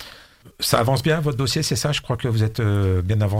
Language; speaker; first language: French; native; French